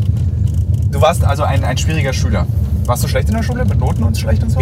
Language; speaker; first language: German; native; German